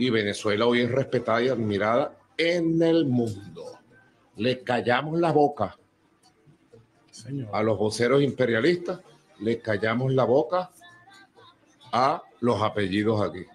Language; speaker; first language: Spanish; native; Spanish